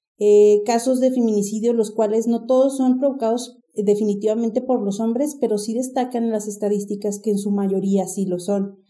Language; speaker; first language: Spanish; native; Spanish